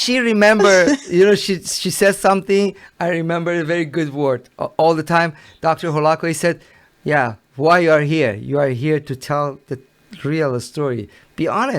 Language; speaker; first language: English; non-native, learner; Persian